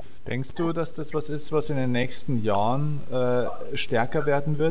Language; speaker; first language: German; native; German